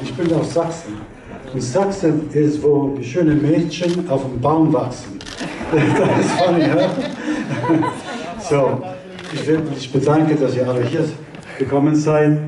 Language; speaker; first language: German; early bilingual, heritage; Italian